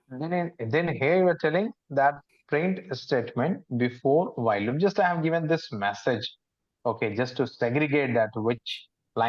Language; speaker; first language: English; non-native, local second language; Hindi